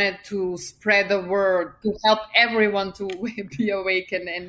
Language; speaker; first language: English; non-native, fluent; Serbian